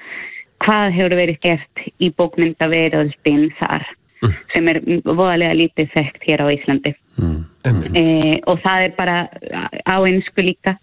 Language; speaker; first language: Icelandic; non-native, learner; Spanish